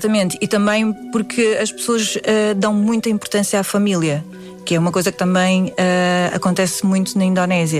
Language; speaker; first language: Portuguese; early bilingual, other home language; Indonesian